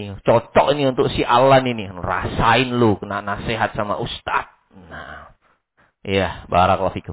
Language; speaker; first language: Indonesian; native; Indonesian